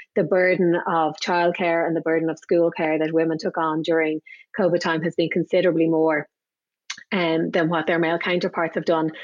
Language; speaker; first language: English; native; English